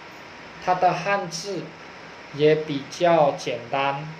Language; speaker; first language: Chinese; non-native, fluent; Indonesian